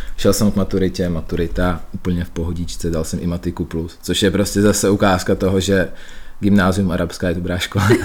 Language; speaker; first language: Czech; early bilingual, other home language; Russian